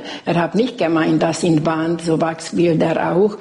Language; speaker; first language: German; non-native, local second language; Hungarian